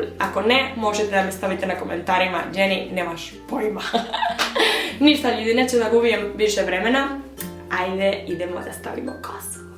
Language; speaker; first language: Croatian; early bilingual, heritage; Spanish